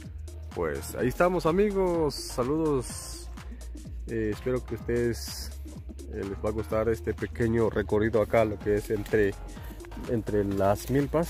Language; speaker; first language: Spanish; native; Spanish